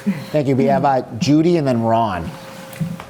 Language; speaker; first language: English; native; English